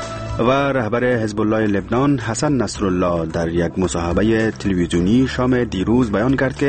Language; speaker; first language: Persian; native; Persian